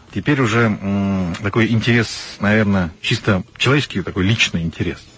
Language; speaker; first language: Russian; native; Russian